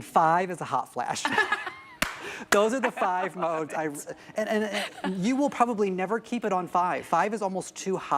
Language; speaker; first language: English; native; English